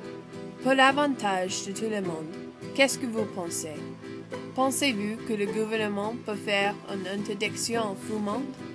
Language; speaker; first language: French; non-native, learner; English